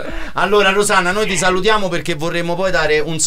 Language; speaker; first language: Italian; native; Italian